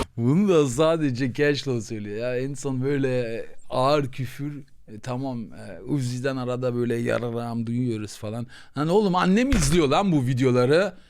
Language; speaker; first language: Turkish; native; Turkish